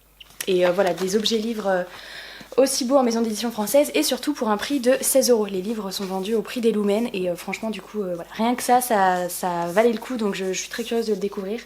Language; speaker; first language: French; native; French